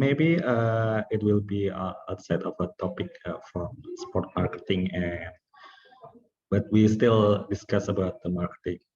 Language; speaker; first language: English; non-native, fluent; Indonesian